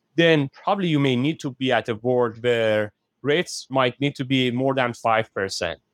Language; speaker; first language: English; non-native, fluent; Persian